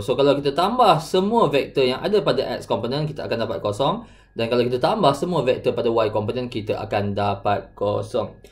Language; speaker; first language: Malay; native; Malay